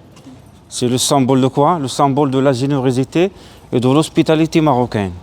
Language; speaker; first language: French; non-native, local second language; Arabic